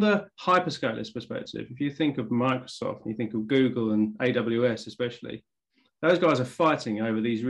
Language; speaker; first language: English; native; English